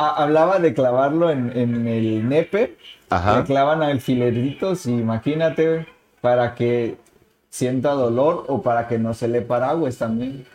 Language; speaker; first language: Spanish; native; Spanish